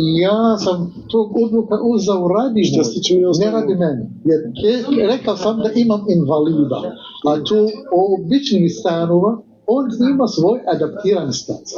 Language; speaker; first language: Bosnian; non-native, fluent; Arabic